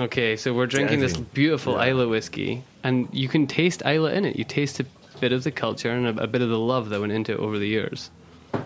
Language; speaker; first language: English; native; English